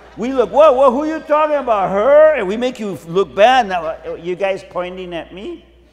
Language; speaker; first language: English; early bilingual, other home language; Spanish